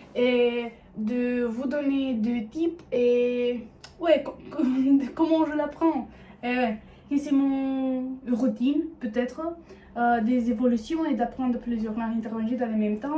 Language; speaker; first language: French; non-native, learner; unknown